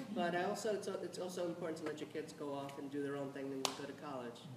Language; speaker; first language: English; native; English